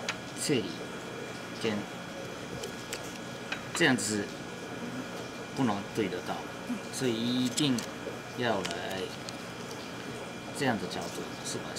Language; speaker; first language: Chinese; non-native, learner; Japanese